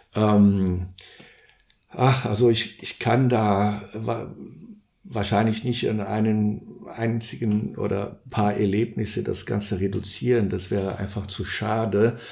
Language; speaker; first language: German; non-native, fluent; Portuguese